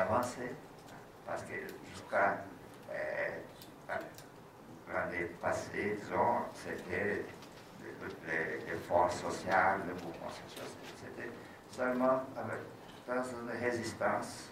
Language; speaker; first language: French; non-native, fluent; Portuguese